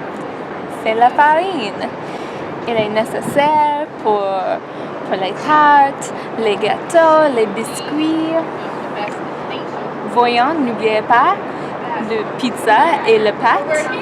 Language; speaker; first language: French; non-native, learner; English